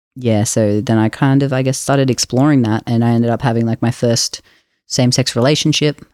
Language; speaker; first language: English; native; English